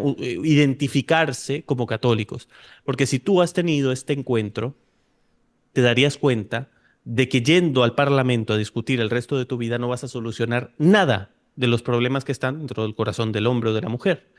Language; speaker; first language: Spanish; native; Spanish